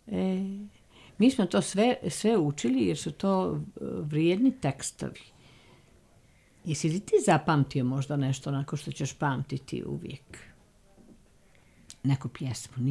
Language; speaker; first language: Serbian; native; Serbian